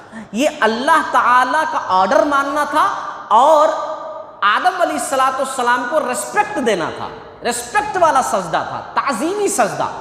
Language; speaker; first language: Urdu; native; Urdu